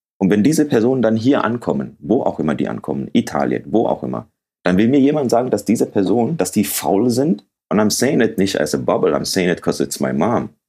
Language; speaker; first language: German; early bilingual, other home language; Akan